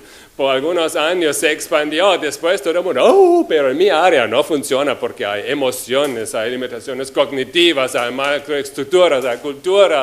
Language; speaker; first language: Spanish; non-native, fluent; German